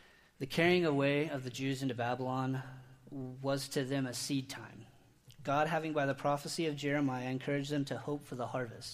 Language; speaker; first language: English; native; English